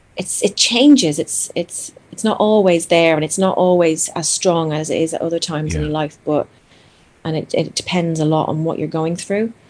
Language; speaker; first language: English; non-native, fluent; Greek